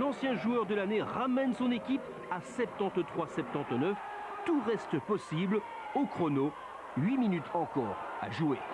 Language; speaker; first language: French; native; French